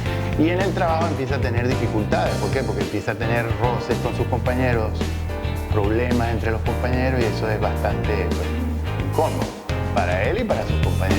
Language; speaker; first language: Spanish; native; Spanish